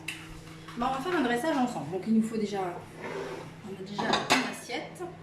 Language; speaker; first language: French; native; French